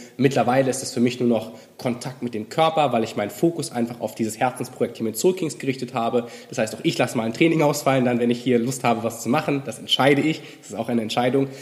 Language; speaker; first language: German; native; German